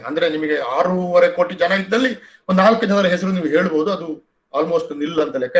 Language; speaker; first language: Kannada; non-native, local second language; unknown